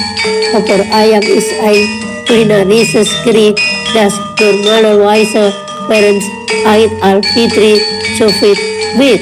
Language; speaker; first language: German; non-native, fluent; Indonesian